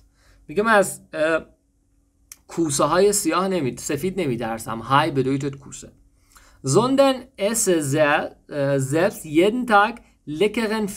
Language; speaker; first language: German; non-native, fluent; Persian